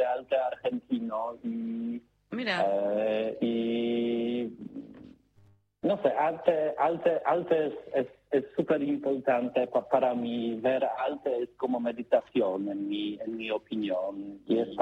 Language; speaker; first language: Spanish; non-native, learner; Polish